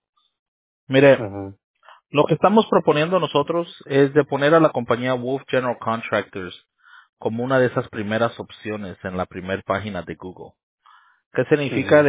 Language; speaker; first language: Spanish; native; Spanish